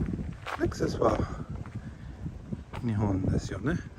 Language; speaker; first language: Japanese; non-native, fluent; Swedish